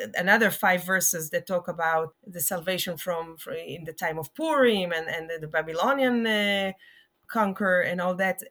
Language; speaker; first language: English; non-native, fluent; Hebrew